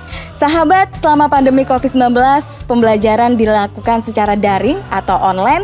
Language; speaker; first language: Indonesian; native; Indonesian